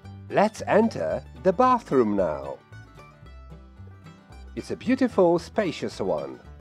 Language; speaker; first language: English; non-native, fluent; Hungarian